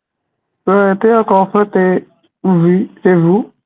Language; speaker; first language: French; non-native, learner; Hindi